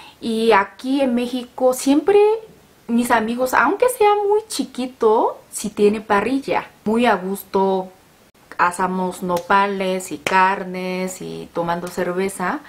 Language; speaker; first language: Spanish; non-native, learner; Korean